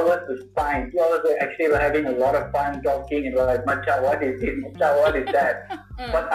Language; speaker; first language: English; non-native, local second language; Tamil